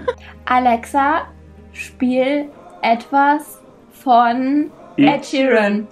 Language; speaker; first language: German; native; German